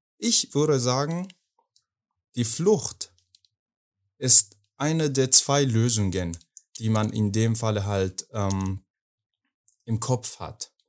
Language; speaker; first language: German; non-native, fluent; Persian